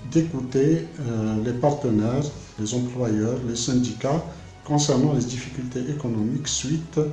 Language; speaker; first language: French; non-native, local second language; Arabic